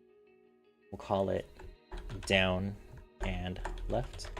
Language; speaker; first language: English; native; English